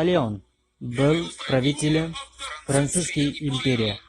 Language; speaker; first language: Russian; non-native, local second language; Tajik